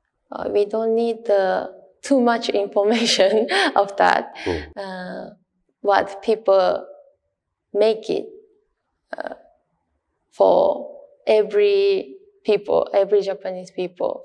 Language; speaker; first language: English; non-native, learner; Japanese